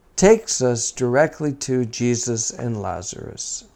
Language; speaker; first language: English; native; English